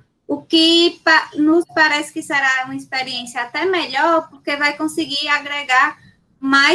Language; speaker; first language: Portuguese; native; Portuguese